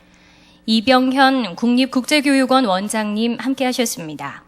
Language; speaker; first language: Korean; native; Korean